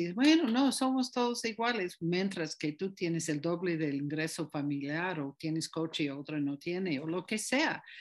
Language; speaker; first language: Spanish; non-native, fluent; English